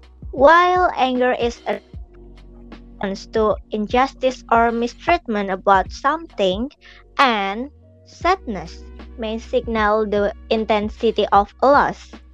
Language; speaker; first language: English; non-native, fluent; Indonesian